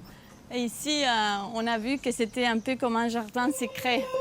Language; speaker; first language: French; non-native, fluent; Spanish